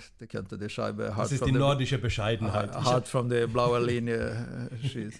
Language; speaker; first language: German; non-native, fluent; Swedish